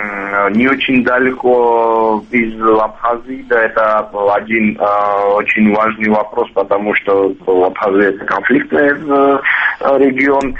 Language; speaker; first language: Russian; non-native, fluent; Georgian